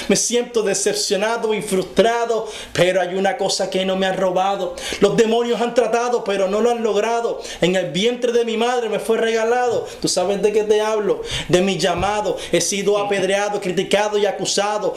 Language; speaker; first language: Spanish; native; Spanish